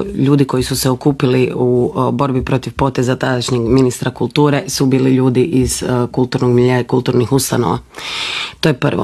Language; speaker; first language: Croatian; native; Croatian